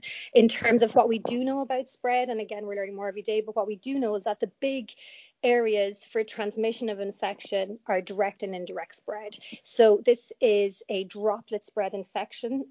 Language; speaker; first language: English; native; English